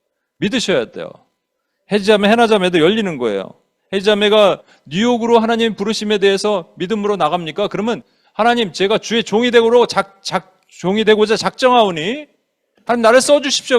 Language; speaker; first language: Korean; native; Korean